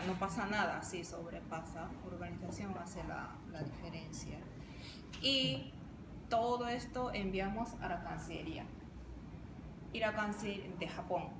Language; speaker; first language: Spanish; non-native, fluent; Japanese